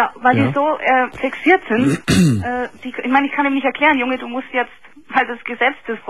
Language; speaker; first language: German; native; German